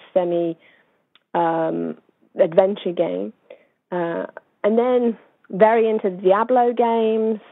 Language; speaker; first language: English; native; English